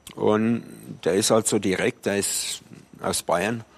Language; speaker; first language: German; non-native, fluent; Slovenian